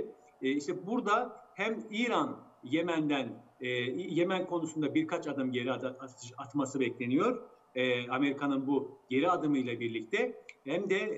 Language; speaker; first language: Turkish; native; Turkish